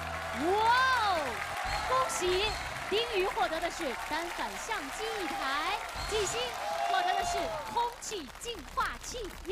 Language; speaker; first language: Chinese; native; Chinese